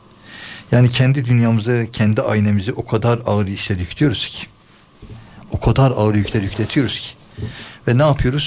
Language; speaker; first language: Turkish; native; Turkish